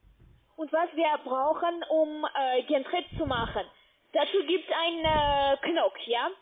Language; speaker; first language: German; non-native, learner; Russian